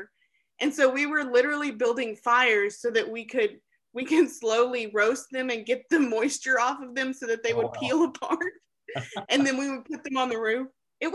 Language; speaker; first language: English; native; English